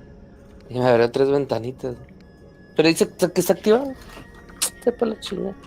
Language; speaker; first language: Spanish; native; Spanish